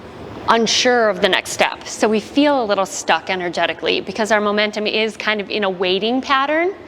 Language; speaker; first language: English; native; English